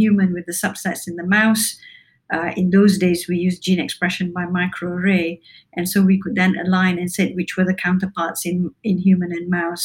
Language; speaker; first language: English; non-native, local second language; Malay